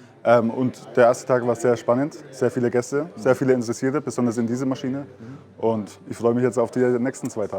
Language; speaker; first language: German; native; German